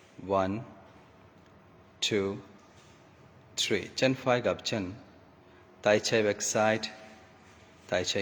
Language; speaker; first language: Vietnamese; non-native, learner; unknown